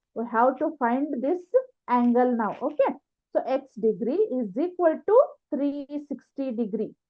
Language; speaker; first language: English; non-native, local second language; Kannada